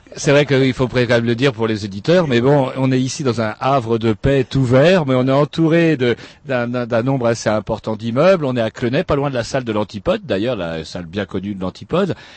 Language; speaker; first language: French; native; French